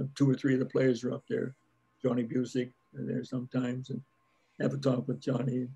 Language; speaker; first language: English; native; English